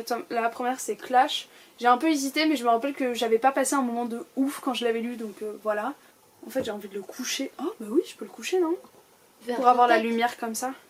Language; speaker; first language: French; native; French